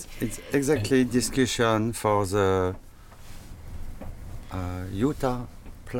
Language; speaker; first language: English; non-native, learner; French